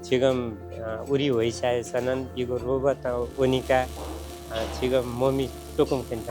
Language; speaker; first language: Korean; non-native, learner; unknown